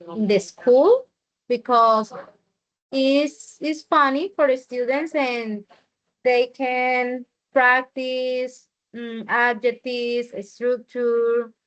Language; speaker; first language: English; non-native, learner; Spanish